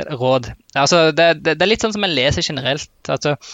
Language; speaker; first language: Norwegian; native; Norwegian